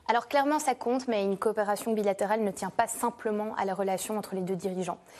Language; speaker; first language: French; non-native, fluent; English